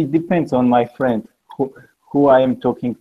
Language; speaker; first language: English; non-native, learner; Georgian